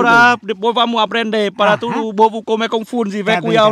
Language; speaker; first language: Portuguese; non-native, learner; Vietnamese